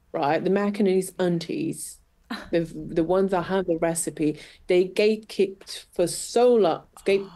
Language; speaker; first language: English; non-native, fluent; Portuguese